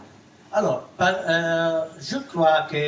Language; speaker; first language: French; non-native, learner; Italian